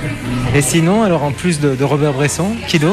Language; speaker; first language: French; native; French